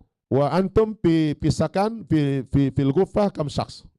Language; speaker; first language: Arabic; non-native, fluent; Indonesian